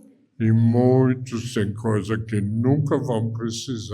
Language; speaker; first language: Portuguese; non-native, fluent; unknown